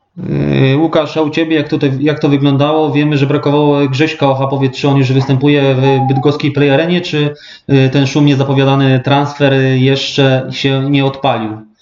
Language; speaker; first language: Polish; native; Polish